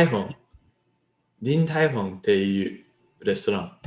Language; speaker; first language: Japanese; non-native, learner; English